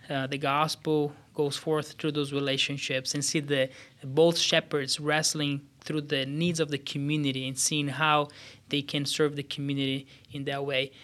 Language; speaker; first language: English; non-native, fluent; Portuguese